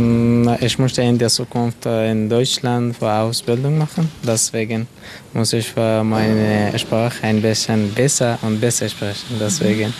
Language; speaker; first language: German; non-native, learner; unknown